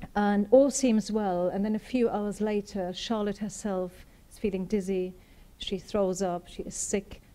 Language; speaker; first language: English; non-native, fluent; German